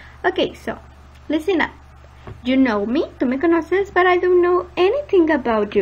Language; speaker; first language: English; non-native, fluent; Spanish